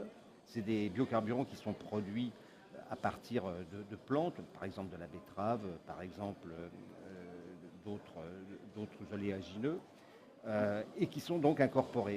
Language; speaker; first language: French; native; French